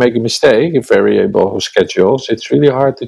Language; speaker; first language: English; non-native, fluent; Dutch